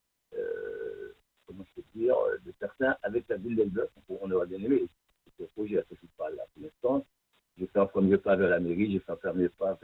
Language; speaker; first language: French; native; French